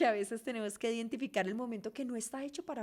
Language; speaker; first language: Spanish; native; Spanish